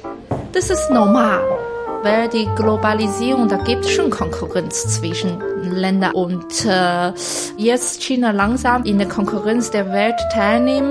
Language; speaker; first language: German; non-native, learner; Chinese